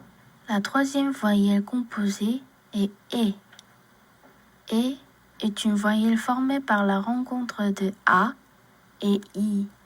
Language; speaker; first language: French; non-native, learner; Korean